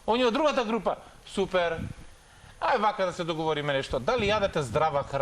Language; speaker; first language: Macedonian; native; Macedonian